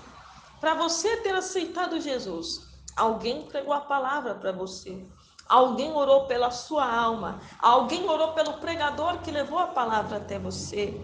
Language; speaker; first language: Portuguese; native; Portuguese